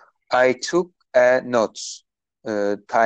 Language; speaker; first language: English; non-native, learner; Turkish